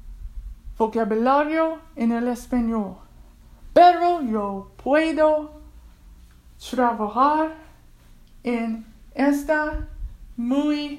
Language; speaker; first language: Spanish; non-native, learner; English